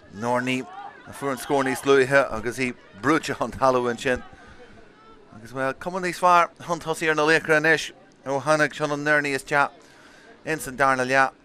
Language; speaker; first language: Irish; native; Irish